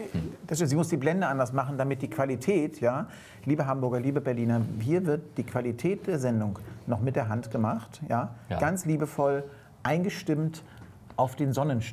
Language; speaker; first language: German; native; German